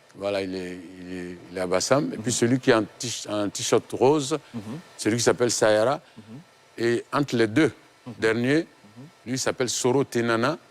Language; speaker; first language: French; non-native, local second language; Dyula